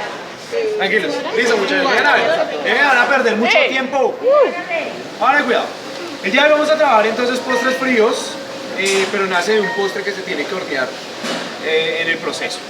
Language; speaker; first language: Spanish; native; Spanish